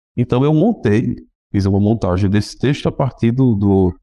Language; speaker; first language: Portuguese; native; Portuguese